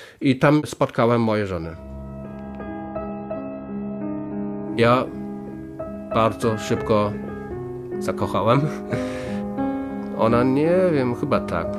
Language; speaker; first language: Polish; non-native, learner; German